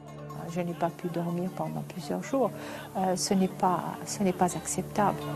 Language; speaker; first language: French; non-native, local second language; Arabic